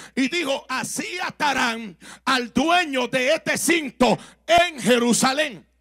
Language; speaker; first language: Spanish; native; Spanish